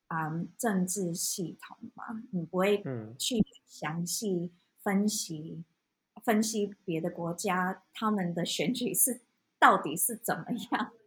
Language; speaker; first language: Chinese; non-native, fluent; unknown